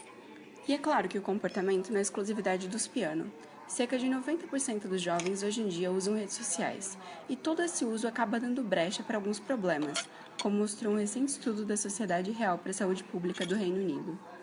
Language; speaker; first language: Portuguese; native; Portuguese